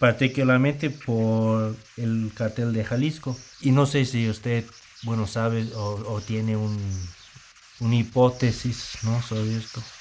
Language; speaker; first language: Spanish; non-native, fluent; English